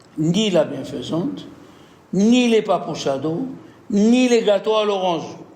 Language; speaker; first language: French; native; French